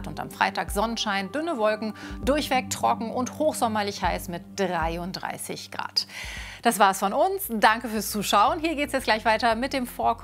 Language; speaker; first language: German; native; German